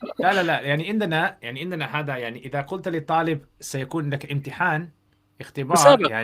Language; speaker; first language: Arabic; non-native, fluent; English